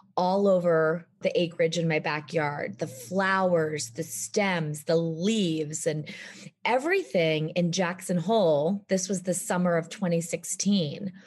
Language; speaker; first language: English; native; English